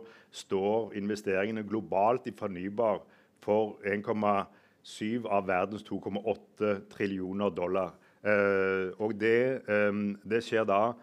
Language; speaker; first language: Norwegian; native; Norwegian